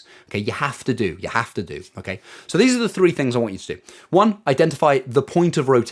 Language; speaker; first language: English; native; English